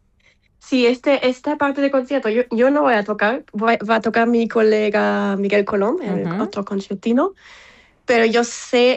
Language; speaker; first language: Spanish; non-native, fluent; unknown